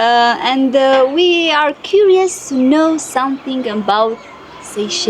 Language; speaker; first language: English; non-native, learner; Romanian